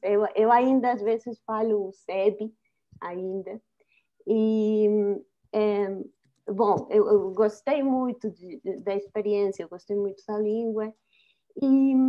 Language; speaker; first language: Portuguese; non-native, fluent; Spanish